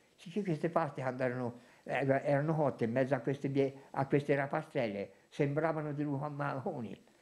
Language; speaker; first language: Italian; native; Italian